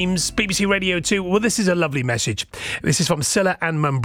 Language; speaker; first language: English; native; English